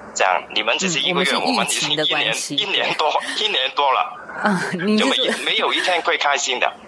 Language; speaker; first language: Chinese; non-native, fluent; Cantonese